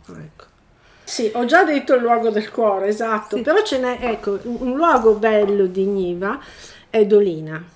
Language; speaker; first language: Italian; native; Italian